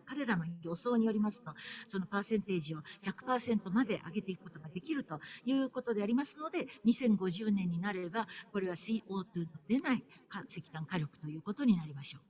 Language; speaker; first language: Japanese; native; Japanese